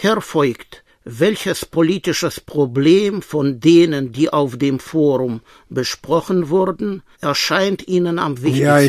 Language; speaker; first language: German; non-native, fluent; Russian